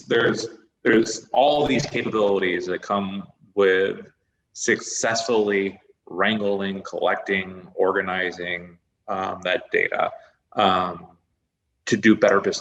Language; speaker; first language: English; native; English